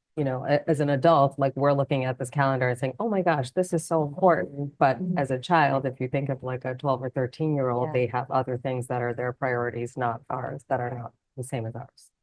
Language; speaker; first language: English; non-native, local second language; Malayalam